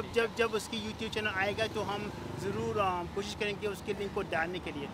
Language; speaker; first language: Hindi; non-native, learner; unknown